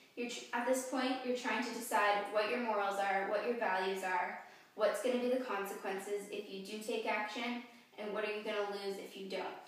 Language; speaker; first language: English; native; English